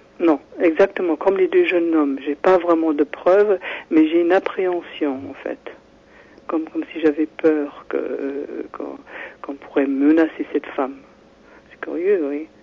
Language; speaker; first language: French; non-native, fluent; German